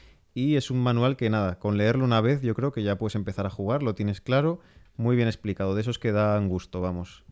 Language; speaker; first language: Spanish; native; Spanish